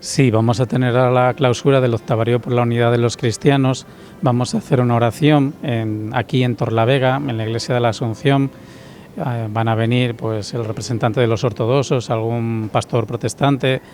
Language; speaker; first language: Spanish; native; Spanish